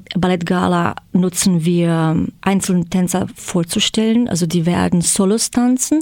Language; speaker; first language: German; non-native, fluent; Croatian